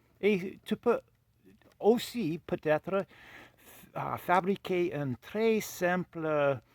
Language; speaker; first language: French; non-native, fluent; English